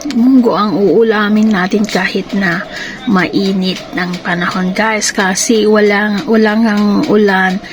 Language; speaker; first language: Filipino; non-native, local second language; Iloko